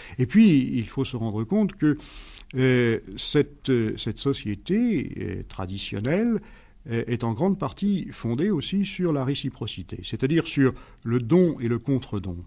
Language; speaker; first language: French; native; French